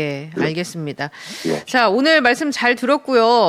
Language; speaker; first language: Korean; native; Korean